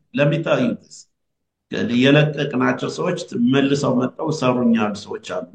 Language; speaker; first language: Amharic; native; Amharic